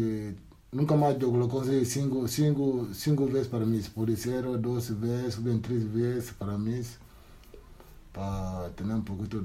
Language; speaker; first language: Spanish; non-native, learner; Wolof